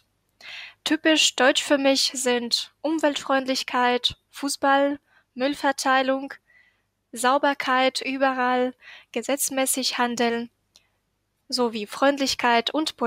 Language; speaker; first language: German; non-native, fluent; Ukrainian